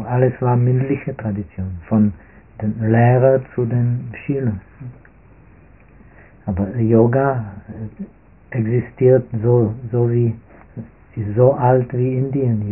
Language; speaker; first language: German; non-native, fluent; Czech